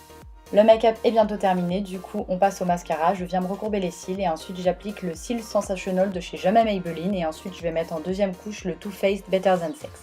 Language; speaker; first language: French; native; French